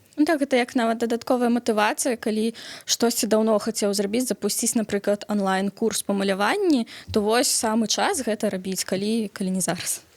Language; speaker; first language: Belarusian; non-native, local second language; Russian